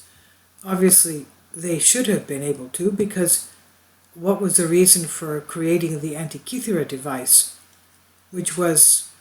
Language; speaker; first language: English; non-native, fluent; Greek